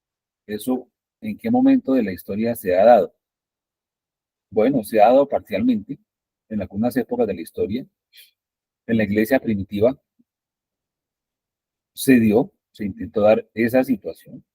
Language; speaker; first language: Spanish; native; Spanish